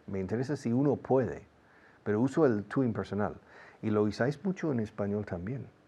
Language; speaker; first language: Spanish; non-native, fluent; English